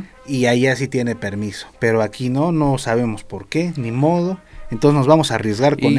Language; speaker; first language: Spanish; native; Spanish